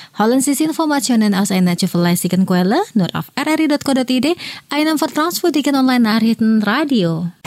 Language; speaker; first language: German; non-native, fluent; Indonesian